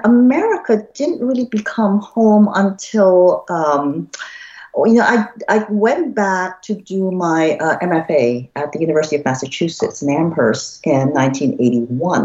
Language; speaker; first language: English; non-native, local second language; Cantonese